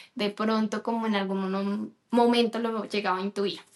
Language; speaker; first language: Spanish; native; Spanish